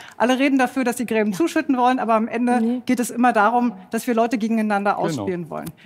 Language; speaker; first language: German; native; German